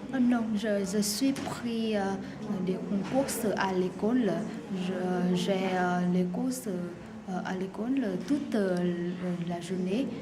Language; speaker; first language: French; non-native, learner; Vietnamese